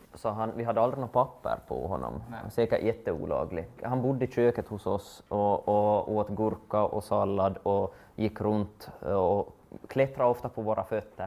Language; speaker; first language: Swedish; native; Swedish